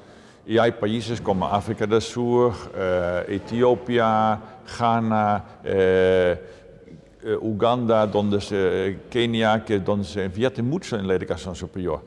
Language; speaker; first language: Spanish; non-native, fluent; Dutch